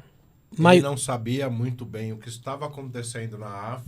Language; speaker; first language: Portuguese; native; Portuguese